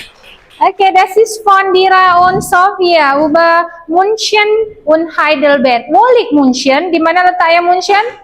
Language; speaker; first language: German; non-native, learner; Indonesian